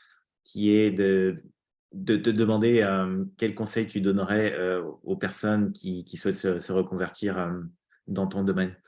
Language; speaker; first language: French; native; French